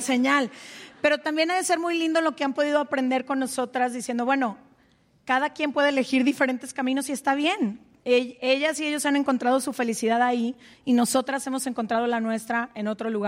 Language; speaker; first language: Spanish; native; Spanish